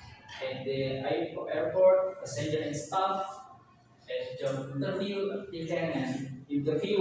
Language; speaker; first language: English; non-native, learner; Indonesian